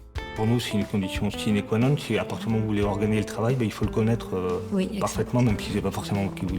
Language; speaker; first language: French; native; French